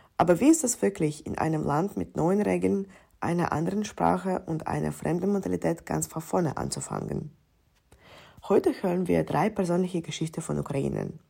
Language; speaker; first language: German; non-native, fluent; Ukrainian